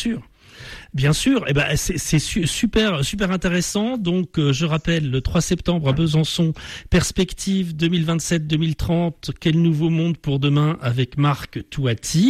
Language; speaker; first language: French; native; French